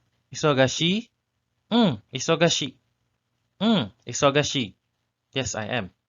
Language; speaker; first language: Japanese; non-native, learner; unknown